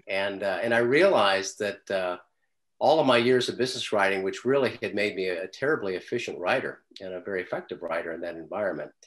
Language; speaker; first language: English; native; English